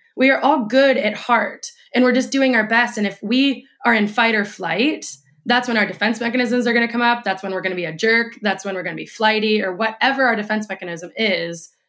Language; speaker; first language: English; native; English